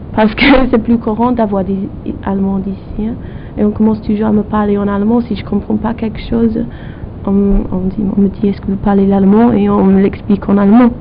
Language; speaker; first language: French; non-native, fluent; English